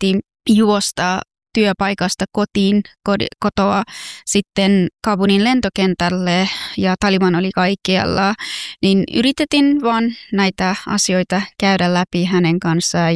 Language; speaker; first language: Finnish; non-native, fluent; Persian